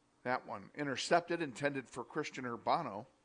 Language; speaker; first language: English; native; English